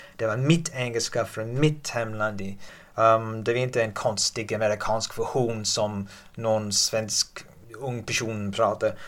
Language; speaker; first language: Swedish; non-native, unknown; English